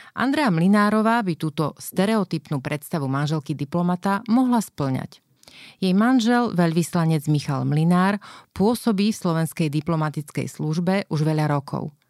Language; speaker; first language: Slovak; native; Slovak